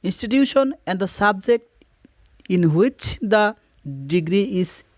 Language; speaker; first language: English; non-native, local second language; Assamese